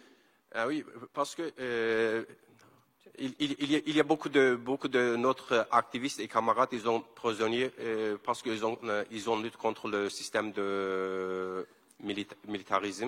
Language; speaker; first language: French; non-native, learner; Kurdish